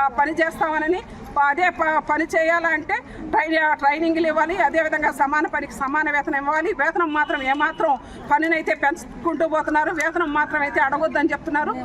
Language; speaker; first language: Telugu; native; Telugu